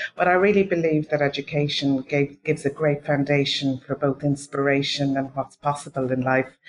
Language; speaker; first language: English; native; English